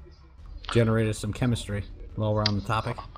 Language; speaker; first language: English; native; English